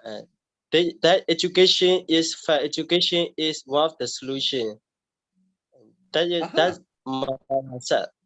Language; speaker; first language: English; non-native, learner; Burmese